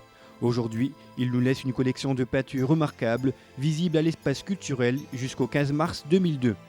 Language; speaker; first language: French; native; French